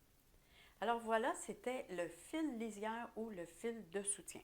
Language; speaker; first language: French; native; French